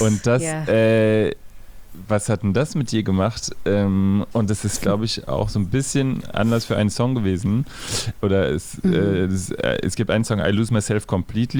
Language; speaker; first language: German; native; German